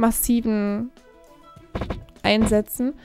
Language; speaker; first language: German; native; German